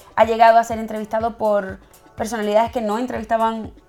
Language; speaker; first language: Spanish; native; Spanish